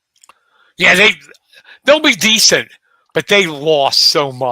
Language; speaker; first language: English; native; English